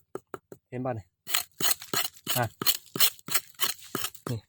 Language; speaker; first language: Thai; non-native, local second language; Lao